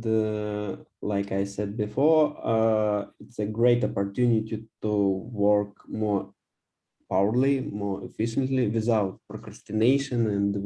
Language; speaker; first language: English; non-native, learner; Russian